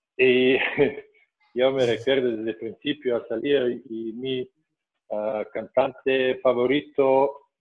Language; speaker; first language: Spanish; non-native, fluent; Serbian